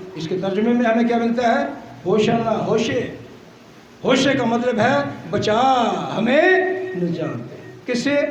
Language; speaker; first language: Urdu; non-native, local second language; Punjabi